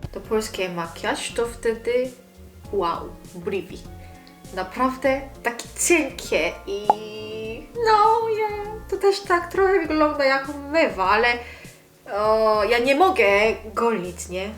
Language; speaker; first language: Polish; non-native, learner; Korean